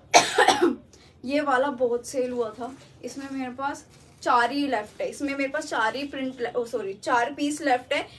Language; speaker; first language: Hindi; native; Hindi